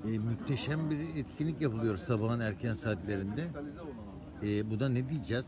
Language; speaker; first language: Turkish; native; Turkish